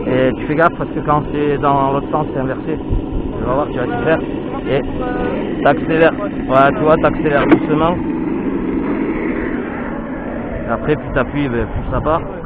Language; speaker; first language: French; native; French